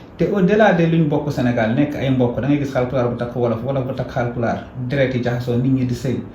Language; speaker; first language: Wolof; non-native, local second language; Fula